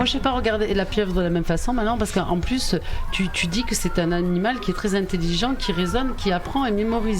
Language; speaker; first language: French; native; French